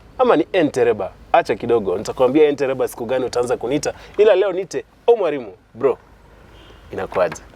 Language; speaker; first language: Swahili; non-native, local second language; Gusii